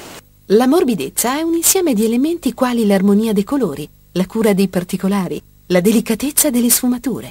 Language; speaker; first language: Italian; native; Italian